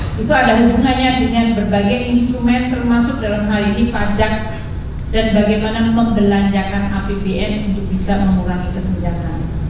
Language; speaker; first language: Indonesian; native; Indonesian